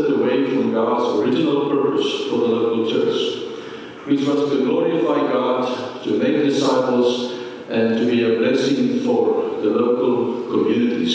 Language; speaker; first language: English; non-native, local second language; Afrikaans